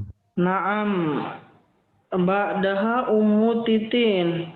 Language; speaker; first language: Arabic; non-native, fluent; Indonesian